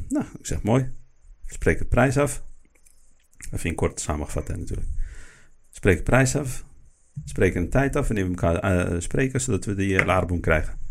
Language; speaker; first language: Dutch; early bilingual, other home language; Arabic